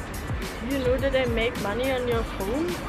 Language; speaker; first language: English; non-native, fluent; German